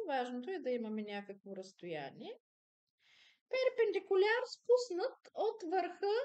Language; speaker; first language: Bulgarian; native; Bulgarian